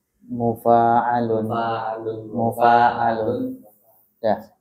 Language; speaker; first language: Arabic; non-native, fluent; Indonesian